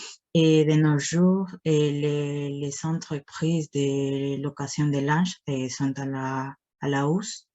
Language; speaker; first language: French; non-native, fluent; Spanish